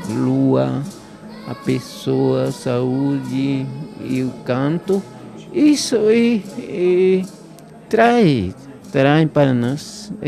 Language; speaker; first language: Portuguese; non-native, local second language; Guarani